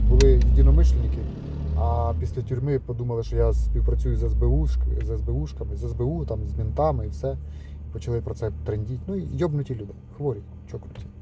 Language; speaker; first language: Ukrainian; non-native, local second language; Russian